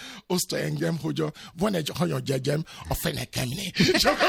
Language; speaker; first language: Hungarian; non-native, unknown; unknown